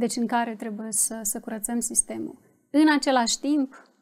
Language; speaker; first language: Romanian; native; Romanian